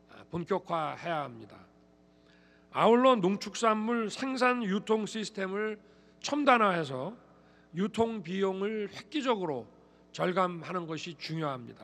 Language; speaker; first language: Korean; native; Korean